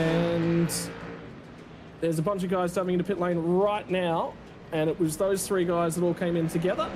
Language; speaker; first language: English; native; English